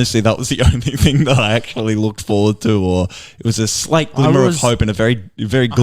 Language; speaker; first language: English; native; English